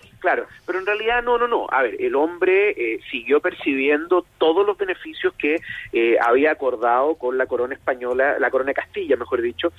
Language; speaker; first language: Spanish; native; Spanish